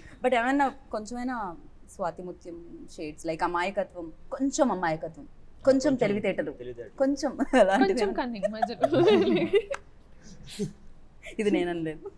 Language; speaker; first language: Telugu; native; Telugu